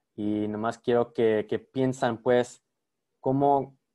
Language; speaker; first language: Spanish; early bilingual, heritage; Spanish